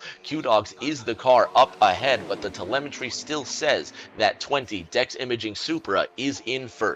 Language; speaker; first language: English; native; English